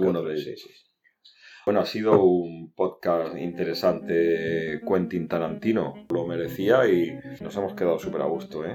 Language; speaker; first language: Spanish; native; Spanish